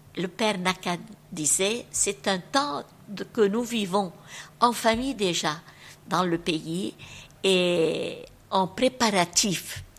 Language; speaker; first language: French; non-native, local second language; Arabic